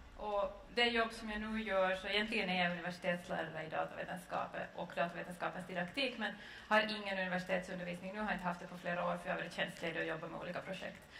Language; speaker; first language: Swedish; native; Swedish